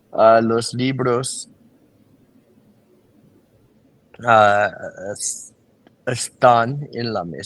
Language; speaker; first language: Spanish; non-native, learner; English